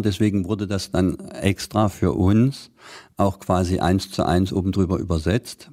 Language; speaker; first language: German; native; German